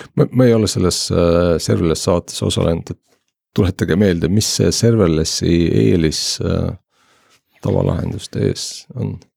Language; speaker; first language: Estonian; non-native, local second language; Russian